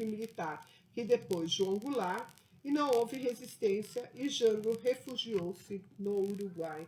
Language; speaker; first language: Portuguese; native; Portuguese